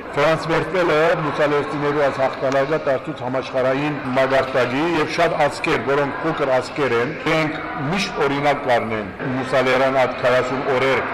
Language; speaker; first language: Armenian; early bilingual, heritage; Armenian